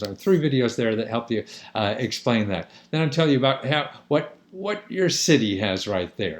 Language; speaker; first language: English; native; English